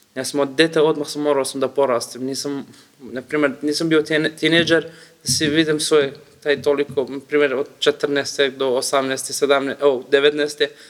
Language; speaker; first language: Serbian; non-native, learner; Kurdish